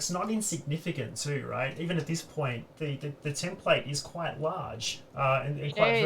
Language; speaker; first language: English; native; English